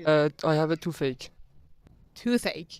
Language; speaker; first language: English; non-native, fluent; Persian